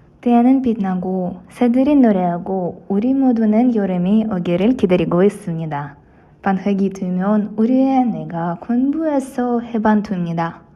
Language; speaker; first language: Korean; non-native, learner; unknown